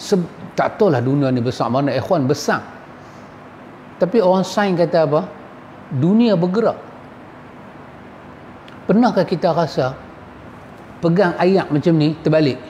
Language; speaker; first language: Malay; native; Malay